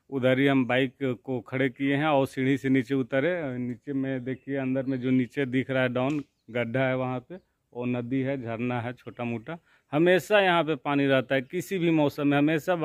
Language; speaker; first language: Hindi; native; Hindi